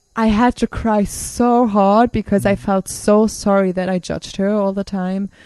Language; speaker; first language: English; non-native, fluent; German